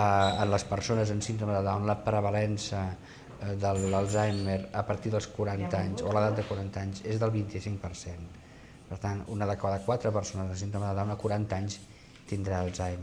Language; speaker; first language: Catalan; native; Catalan